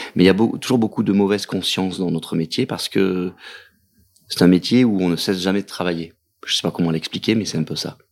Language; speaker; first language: French; native; French